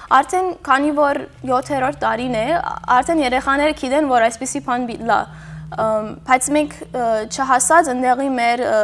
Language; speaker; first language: Armenian; early bilingual, heritage; Armenian